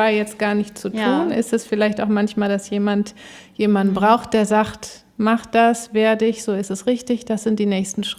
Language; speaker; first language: German; native; German